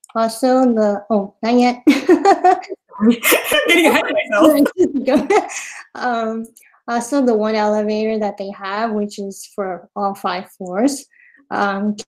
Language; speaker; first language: English; native; English